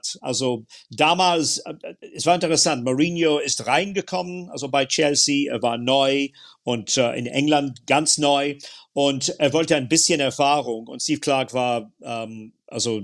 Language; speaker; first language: German; non-native, fluent; English